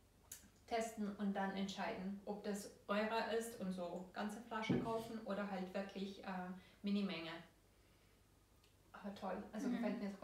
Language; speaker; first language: German; non-native, fluent; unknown